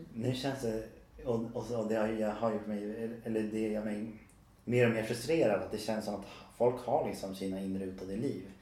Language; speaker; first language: Swedish; native; Swedish